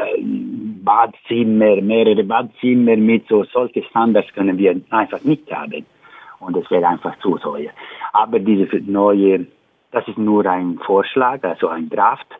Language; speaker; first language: German; non-native, learner; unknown